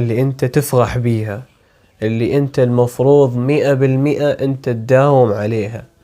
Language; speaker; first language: Arabic; native; Arabic